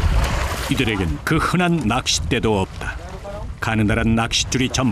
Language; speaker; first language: Korean; native; Korean